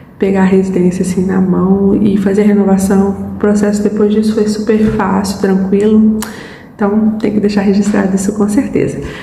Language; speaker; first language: Portuguese; native; Portuguese